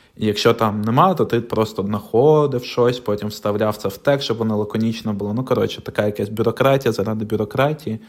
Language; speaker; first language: Ukrainian; non-native, local second language; Russian